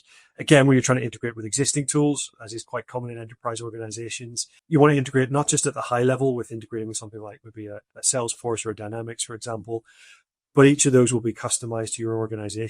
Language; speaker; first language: English; native; English